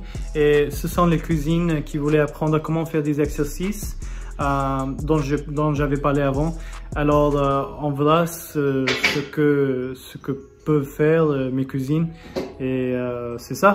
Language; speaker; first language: French; non-native, fluent; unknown